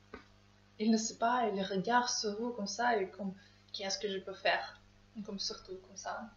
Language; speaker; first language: French; non-native, learner; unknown